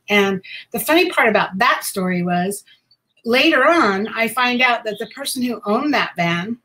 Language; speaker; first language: English; native; English